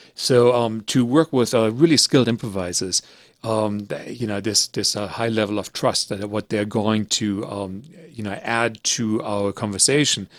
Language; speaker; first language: English; early bilingual, other home language; German